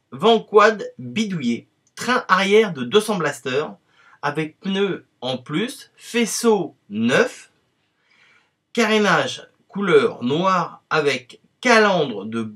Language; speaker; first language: French; native; French